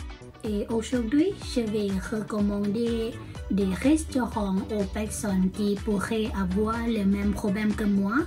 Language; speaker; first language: French; non-native, learner; Thai